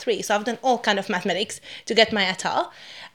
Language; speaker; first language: English; non-native, fluent; Arabic